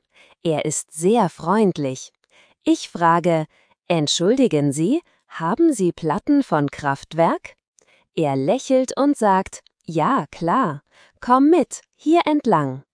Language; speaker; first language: German; non-native, fluent; Spanish